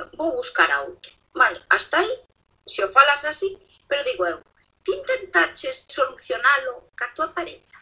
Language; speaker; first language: Galician; non-native, local second language; Spanish